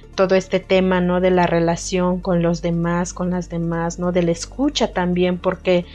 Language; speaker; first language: Spanish; non-native, local second language; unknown